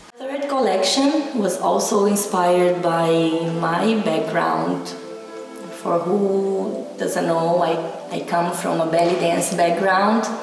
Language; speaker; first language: English; non-native, fluent; Portuguese